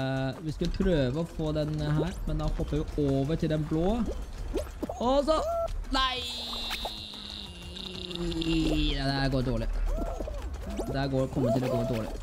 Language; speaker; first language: Norwegian; native; Norwegian